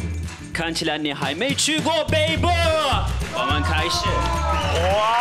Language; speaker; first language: Chinese; non-native, fluent; Turkish